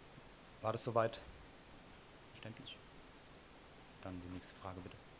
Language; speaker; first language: German; native; German